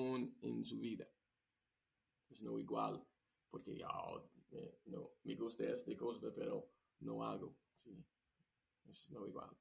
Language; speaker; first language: Spanish; non-native, learner; English